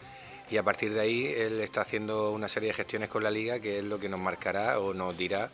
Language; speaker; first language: Spanish; native; Spanish